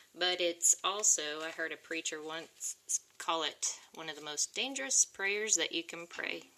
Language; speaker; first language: English; native; English